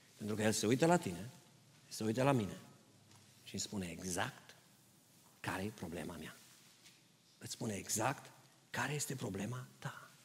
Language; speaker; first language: Romanian; early bilingual, heritage; Romanian